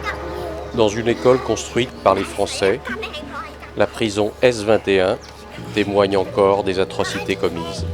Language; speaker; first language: French; native; French